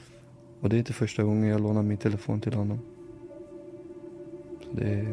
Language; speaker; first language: Swedish; early bilingual, other home language; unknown